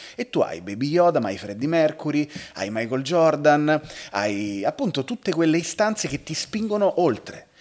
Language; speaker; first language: Italian; native; Italian